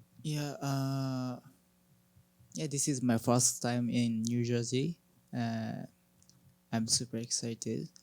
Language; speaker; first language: English; non-native, learner; Japanese